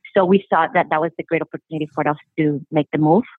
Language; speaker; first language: English; non-native, fluent; Spanish